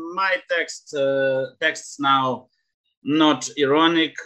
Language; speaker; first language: English; non-native, learner; Ukrainian